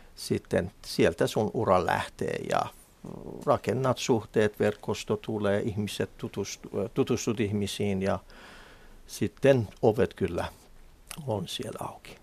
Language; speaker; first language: Finnish; non-native, fluent; Persian